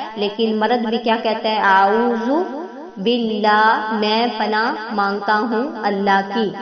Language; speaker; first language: Urdu; non-native, local second language; Punjabi